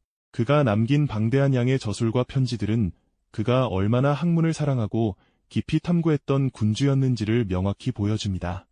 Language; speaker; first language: Korean; native; Korean